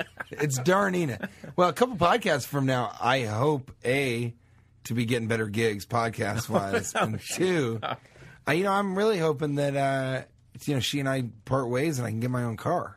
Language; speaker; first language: English; native; English